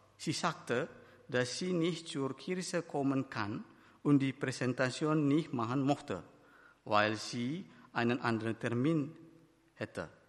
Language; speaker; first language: German; non-native, fluent; Batak Toba